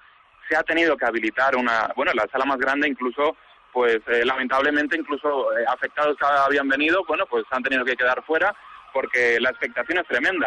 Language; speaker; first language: Spanish; native; Spanish